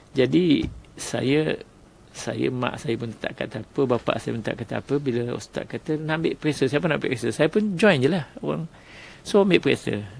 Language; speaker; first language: Malay; non-native, local second language; Chinese